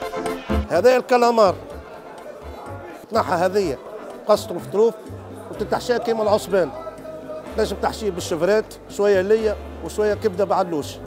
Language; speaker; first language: Arabic; native; Arabic